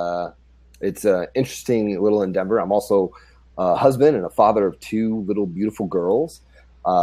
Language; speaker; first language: English; native; English